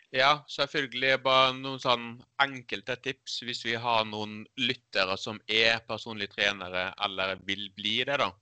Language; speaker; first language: Norwegian; early bilingual, other home language; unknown